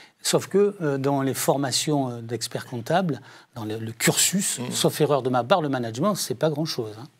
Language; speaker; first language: French; native; French